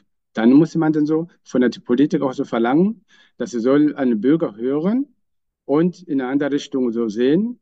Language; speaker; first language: German; non-native, fluent; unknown